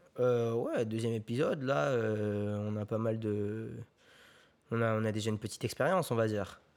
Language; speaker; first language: French; early bilingual, other home language; Korean